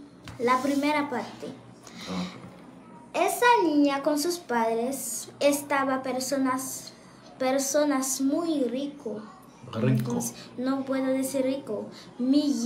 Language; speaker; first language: Spanish; non-native, learner; Haitian Creole